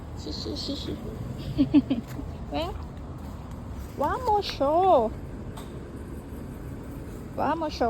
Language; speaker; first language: Portuguese; non-native, learner; Thai